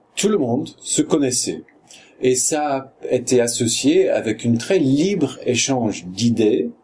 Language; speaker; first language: French; non-native, fluent; English